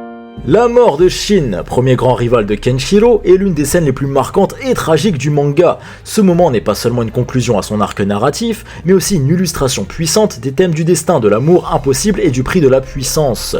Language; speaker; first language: French; native; French